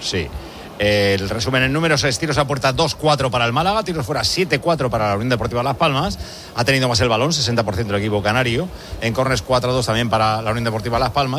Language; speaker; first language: Spanish; native; Spanish